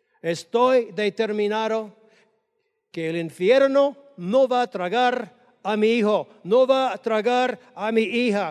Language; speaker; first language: Spanish; non-native, fluent; English